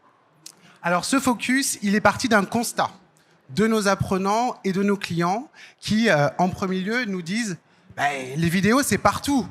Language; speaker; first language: French; native; French